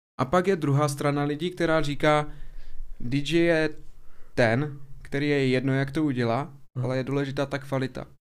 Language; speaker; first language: Czech; native; Czech